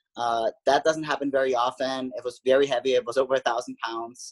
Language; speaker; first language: English; non-native, fluent; German